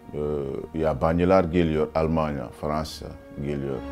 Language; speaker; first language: Turkish; non-native, learner; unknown